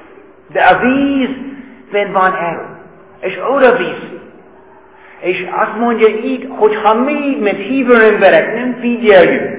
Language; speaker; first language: Hungarian; non-native, fluent; English